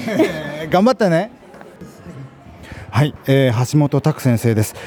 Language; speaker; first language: Japanese; native; Japanese